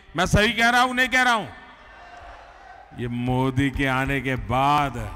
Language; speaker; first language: Hindi; non-native, local second language; Gujarati